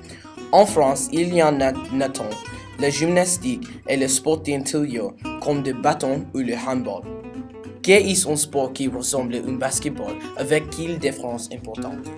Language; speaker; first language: French; non-native, learner; English